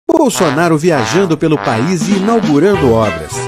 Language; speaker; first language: Portuguese; native; Portuguese